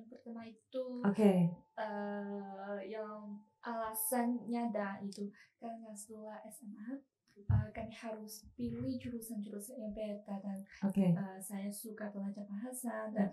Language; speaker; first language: Indonesian; non-native, learner; Chinese